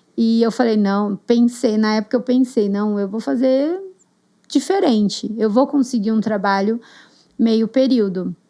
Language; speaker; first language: Portuguese; native; Portuguese